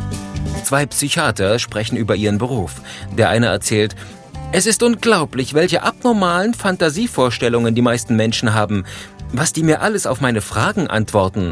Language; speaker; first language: German; native; German